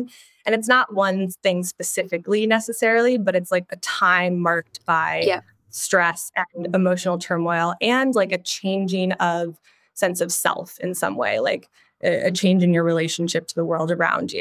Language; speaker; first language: English; native; English